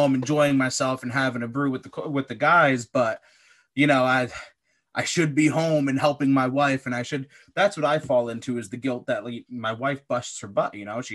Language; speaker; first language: English; native; English